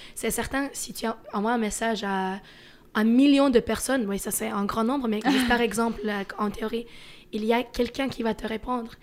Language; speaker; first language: French; early bilingual, other home language; Russian